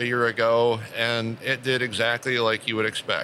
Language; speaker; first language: English; native; English